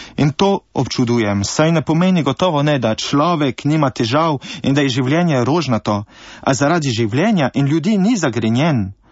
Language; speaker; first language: Slovenian; early bilingual, heritage; Slovenian